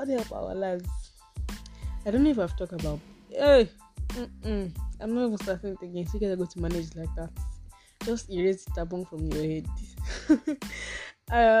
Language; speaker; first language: English; non-native, local second language; Yoruba